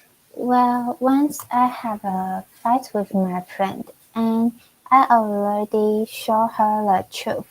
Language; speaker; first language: English; non-native, fluent; Chinese